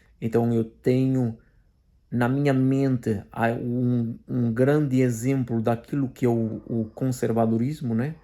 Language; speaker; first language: Portuguese; native; Portuguese